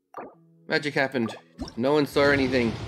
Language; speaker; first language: English; native; English